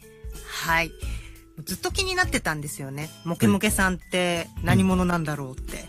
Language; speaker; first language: Japanese; native; Japanese